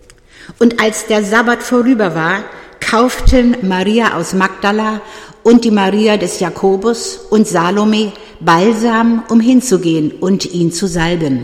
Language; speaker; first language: German; native; German